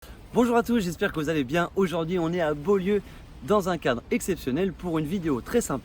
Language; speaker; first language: French; native; French